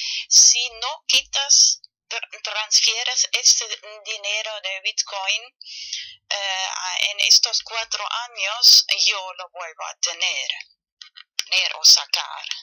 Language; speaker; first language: Spanish; non-native, fluent; German